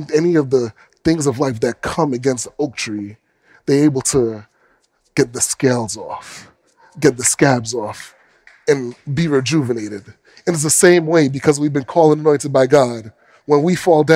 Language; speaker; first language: English; native; English